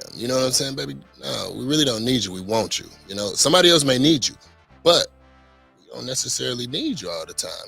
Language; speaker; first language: English; native; English